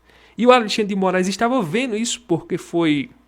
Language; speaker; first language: Portuguese; native; Portuguese